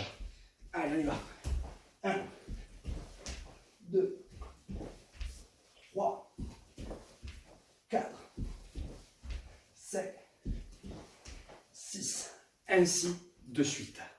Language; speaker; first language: French; native; French